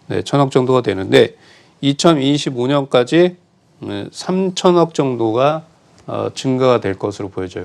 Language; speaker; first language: Korean; native; Korean